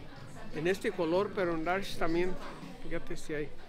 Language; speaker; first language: Spanish; native; Spanish